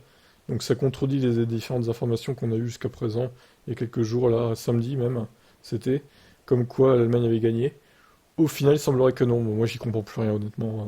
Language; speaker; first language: French; native; French